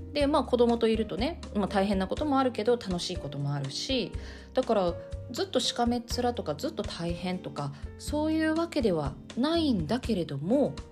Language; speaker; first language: Japanese; native; Japanese